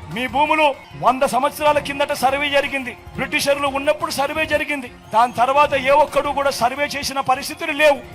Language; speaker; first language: Telugu; native; Telugu